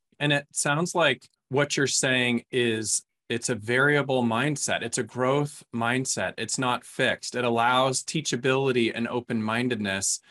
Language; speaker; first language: English; native; English